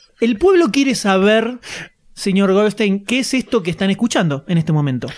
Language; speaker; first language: Spanish; native; Spanish